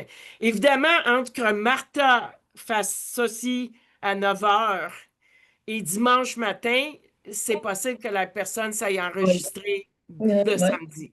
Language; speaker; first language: French; native; French